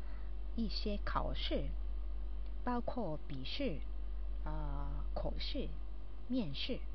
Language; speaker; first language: Chinese; non-native, learner; Japanese